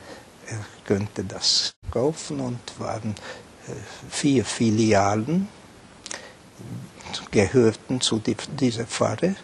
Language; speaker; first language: German; non-native, fluent; Hungarian